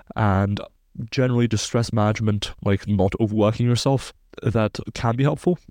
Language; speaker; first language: English; non-native, fluent; German